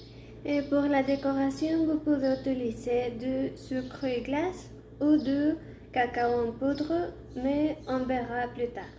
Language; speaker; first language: French; non-native, learner; Spanish